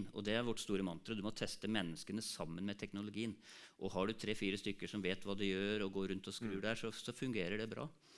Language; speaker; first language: Norwegian; non-native, fluent; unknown